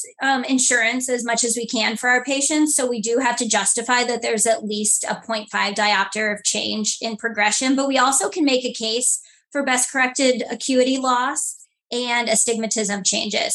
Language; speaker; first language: English; native; English